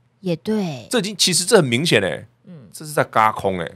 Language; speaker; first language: Chinese; native; Chinese